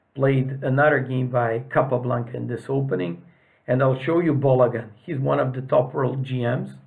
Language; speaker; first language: English; non-native, fluent; Serbian